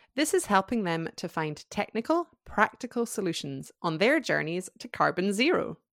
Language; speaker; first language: English; native; English